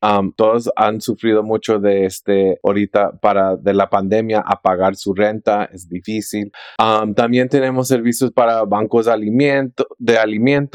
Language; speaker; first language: Spanish; early bilingual, heritage; Spanish